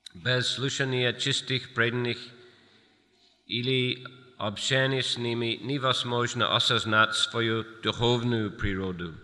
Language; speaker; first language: Russian; non-native, fluent; English